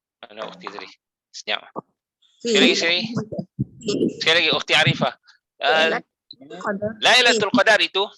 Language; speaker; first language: Malay; native; Malay